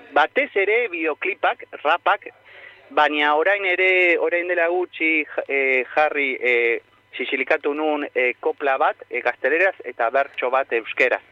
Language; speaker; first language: Basque; non-native, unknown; Spanish